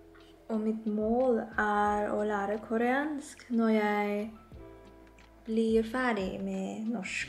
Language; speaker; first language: Norwegian; non-native, learner; Filipino